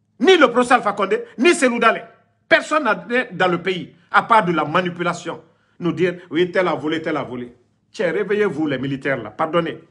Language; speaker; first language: French; non-native, local second language; Mandingo